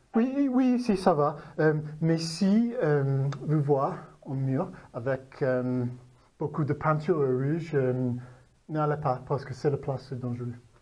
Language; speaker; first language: French; non-native, learner; English